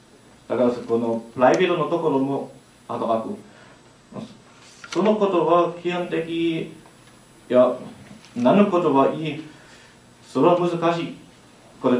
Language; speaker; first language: Japanese; non-native, learner; German